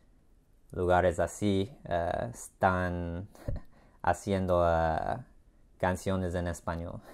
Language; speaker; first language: Spanish; non-native, learner; English